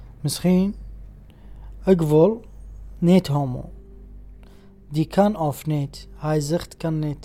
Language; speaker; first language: Dutch; non-native, learner; Arabic